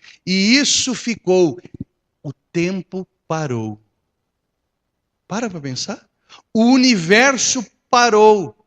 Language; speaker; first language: Portuguese; native; Portuguese